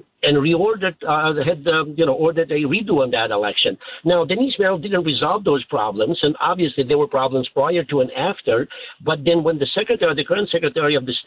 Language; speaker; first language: English; non-native, fluent; Albanian